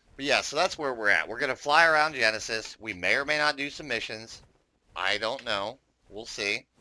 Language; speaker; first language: English; native; English